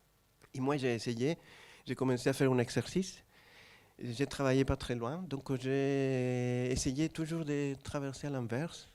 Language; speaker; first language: French; non-native, fluent; Spanish